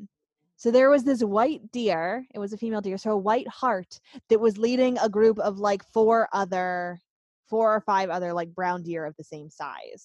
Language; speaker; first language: English; native; English